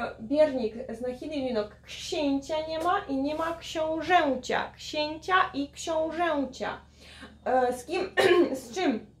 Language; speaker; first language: Ukrainian; native; Ukrainian